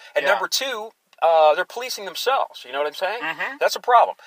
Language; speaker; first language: English; native; English